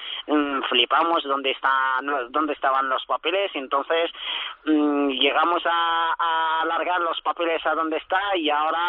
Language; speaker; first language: Spanish; early bilingual, other home language; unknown